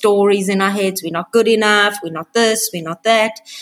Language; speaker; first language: English; native; English